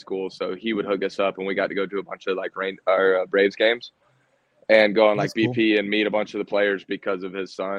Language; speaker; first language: English; native; English